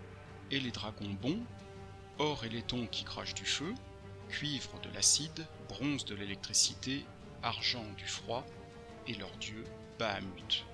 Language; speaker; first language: French; native; French